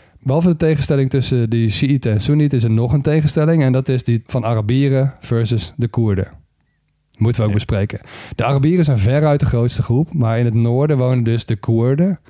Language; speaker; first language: Dutch; native; Dutch